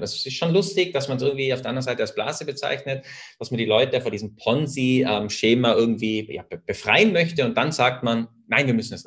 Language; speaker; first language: German; native; German